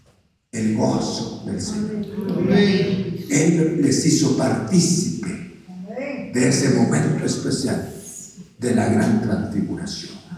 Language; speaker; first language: Spanish; native; Spanish